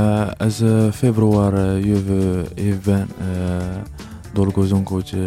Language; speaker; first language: Hungarian; non-native, learner; Arabic